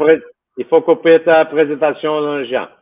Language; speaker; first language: French; non-native, fluent; Portuguese